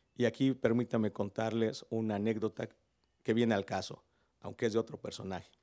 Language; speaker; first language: Spanish; native; Spanish